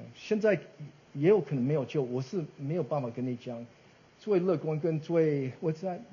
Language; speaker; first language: Chinese; early bilingual, heritage; Chinese